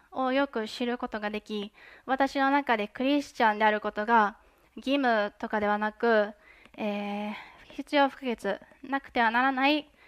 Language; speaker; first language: Japanese; native; Japanese